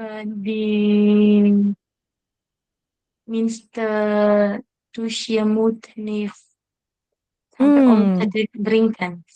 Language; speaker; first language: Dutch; non-native, learner; Indonesian